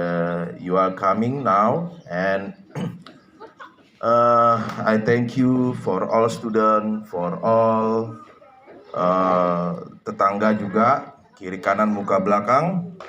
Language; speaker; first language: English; non-native, learner; Indonesian